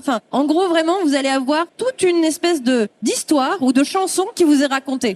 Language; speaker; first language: French; native; French